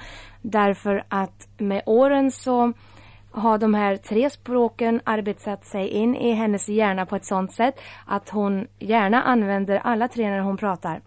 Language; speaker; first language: Swedish; native; Swedish